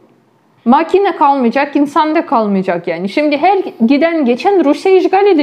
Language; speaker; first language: Turkish; non-native, fluent; Ukrainian